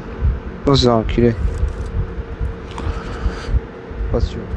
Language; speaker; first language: French; native; French